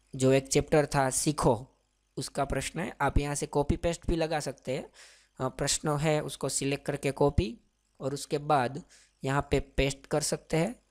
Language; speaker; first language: Hindi; non-native, local second language; Gujarati